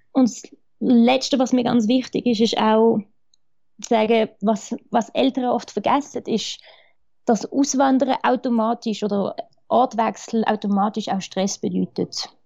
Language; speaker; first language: German; early bilingual, other home language; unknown